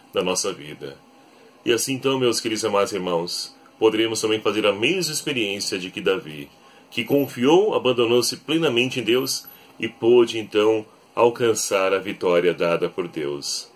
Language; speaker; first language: Portuguese; native; Portuguese